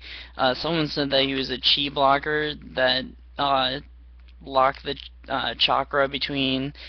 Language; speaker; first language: English; native; English